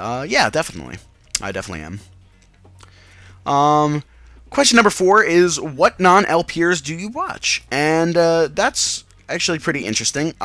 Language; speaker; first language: English; native; English